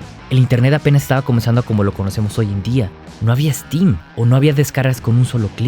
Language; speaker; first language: Spanish; native; Spanish